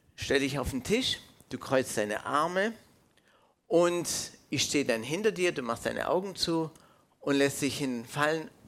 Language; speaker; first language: German; non-native, fluent; English